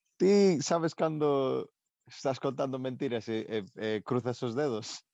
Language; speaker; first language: Galician; non-native, local second language; Spanish